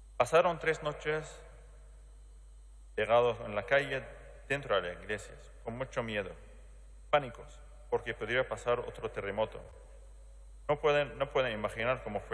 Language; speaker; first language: Spanish; non-native, fluent; Arabic